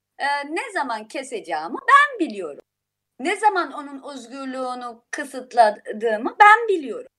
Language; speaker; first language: Turkish; non-native, fluent; Persian